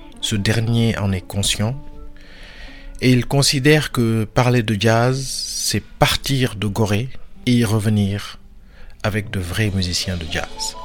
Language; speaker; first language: French; non-native, local second language; Wolof